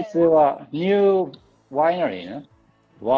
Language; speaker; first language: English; non-native, learner; Japanese